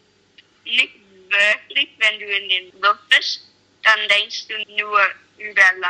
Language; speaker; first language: German; non-native, learner; English